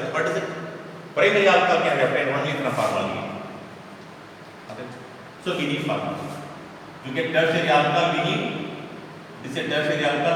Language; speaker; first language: English; non-native, local second language; Tamil